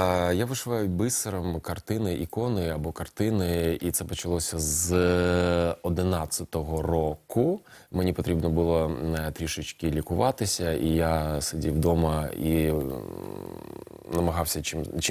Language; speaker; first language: Ukrainian; non-native, fluent; Russian